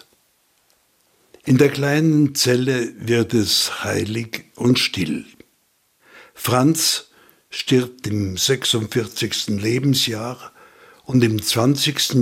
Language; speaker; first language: German; native; German